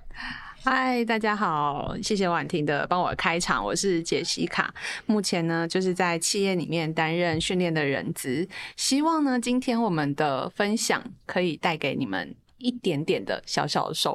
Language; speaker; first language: Chinese; native; Chinese